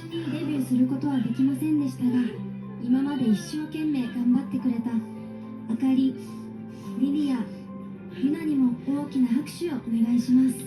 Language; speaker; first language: Japanese; native; Japanese